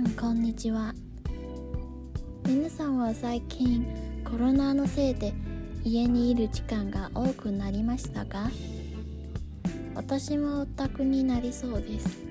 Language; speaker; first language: Japanese; non-native, learner; Chinese